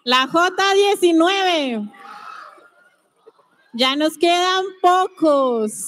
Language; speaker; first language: Spanish; native; Spanish